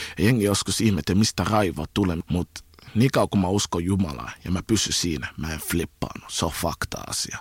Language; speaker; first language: Finnish; early bilingual, other home language; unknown